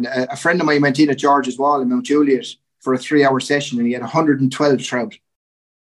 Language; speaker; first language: English; native; English